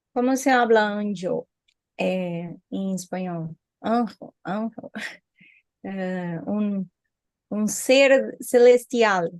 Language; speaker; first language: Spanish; non-native, learner; Portuguese